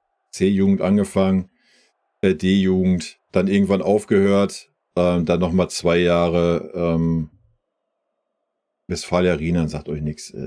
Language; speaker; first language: German; native; German